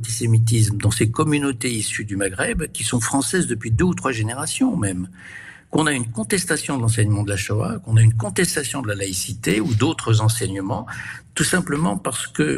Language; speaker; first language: French; native; French